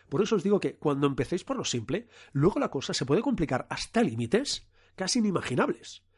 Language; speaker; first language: Spanish; non-native, local second language; Catalan